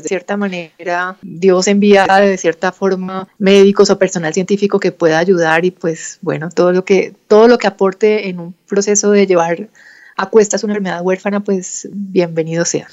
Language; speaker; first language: Spanish; native; Spanish